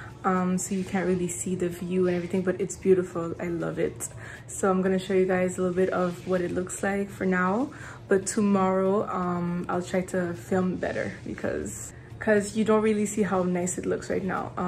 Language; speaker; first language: English; non-native, local second language; French